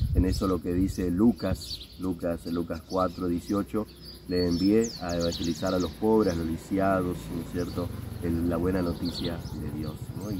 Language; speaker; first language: Spanish; native; Spanish